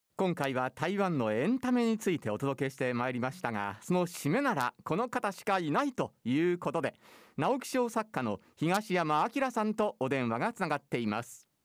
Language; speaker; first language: Japanese; native; Japanese